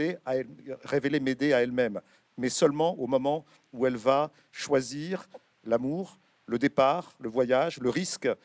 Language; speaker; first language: French; native; French